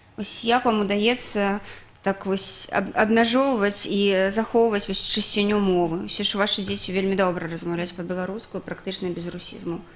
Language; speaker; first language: Belarusian; non-native, local second language; Russian